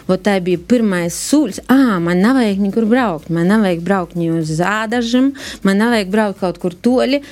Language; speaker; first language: Latvian; native; Latvian